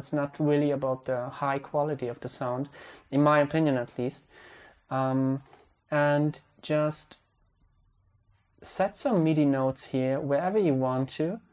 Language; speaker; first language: English; non-native, fluent; Hungarian